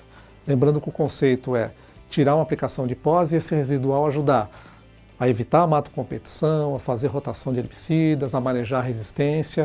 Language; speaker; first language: Portuguese; native; Portuguese